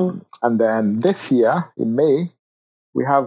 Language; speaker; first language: English; non-native, local second language; Kinyarwanda